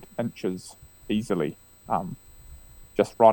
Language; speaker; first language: English; native; English